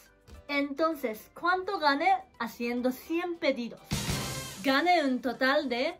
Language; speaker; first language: Spanish; non-native, learner; Japanese